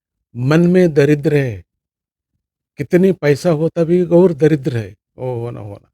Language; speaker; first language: Hindi; non-native, local second language; Kannada